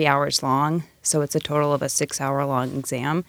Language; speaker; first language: English; native; English